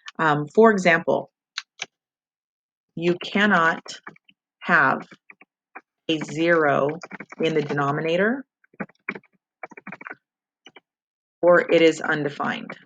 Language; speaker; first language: English; native; English